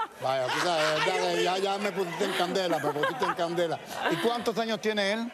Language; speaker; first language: Spanish; native; Spanish